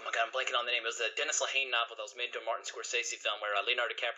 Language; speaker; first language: English; native; English